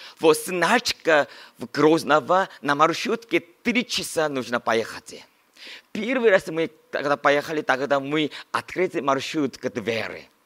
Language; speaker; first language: Russian; non-native, learner; Korean